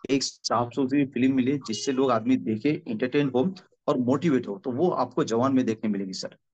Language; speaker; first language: Hindi; non-native, local second language; Marathi